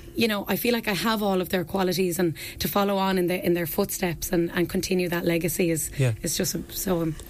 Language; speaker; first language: English; native; English